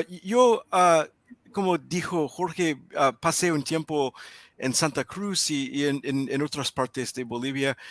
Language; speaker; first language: Spanish; non-native, learner; English